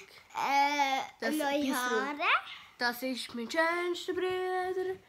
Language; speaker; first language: German; early bilingual, other home language; Portuguese